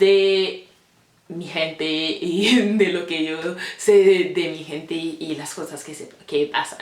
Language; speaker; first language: Spanish; non-native, fluent; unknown